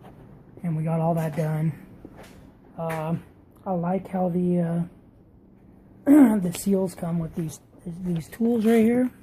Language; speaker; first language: English; native; English